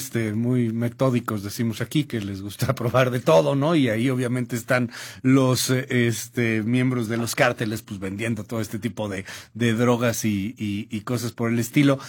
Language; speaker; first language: Spanish; native; Spanish